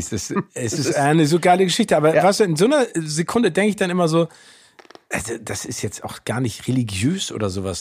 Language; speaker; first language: German; native; German